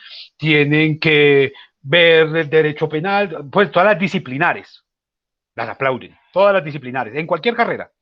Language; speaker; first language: Spanish; native; Spanish